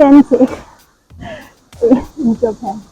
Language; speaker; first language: English; non-native, learner; Chinese